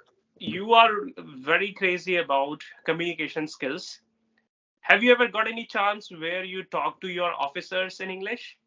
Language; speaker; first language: English; non-native, local second language; Hindi